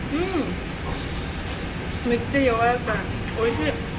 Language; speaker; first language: Japanese; non-native, fluent; Vietnamese